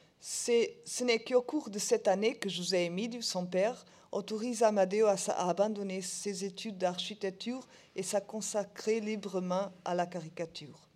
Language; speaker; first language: French; non-native, learner; Portuguese